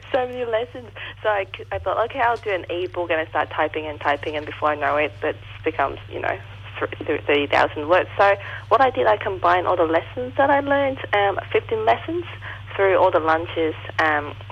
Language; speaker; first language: English; non-native, local second language; Cantonese